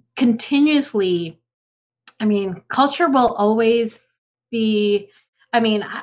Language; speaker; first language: English; native; English